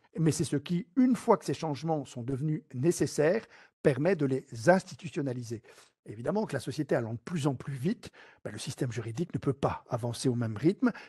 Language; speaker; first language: French; native; French